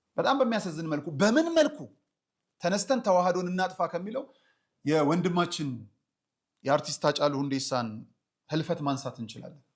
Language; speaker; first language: Amharic; non-native, local second language; Oromo